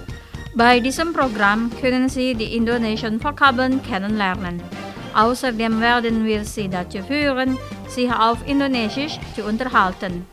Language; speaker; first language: German; non-native, fluent; Indonesian